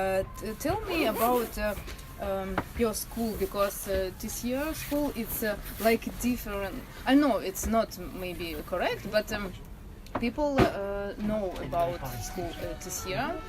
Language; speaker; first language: English; non-native, learner; Russian